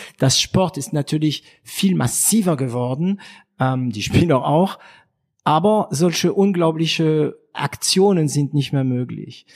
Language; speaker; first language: German; non-native, fluent; French